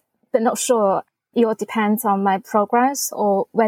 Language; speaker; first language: English; non-native, fluent; Chinese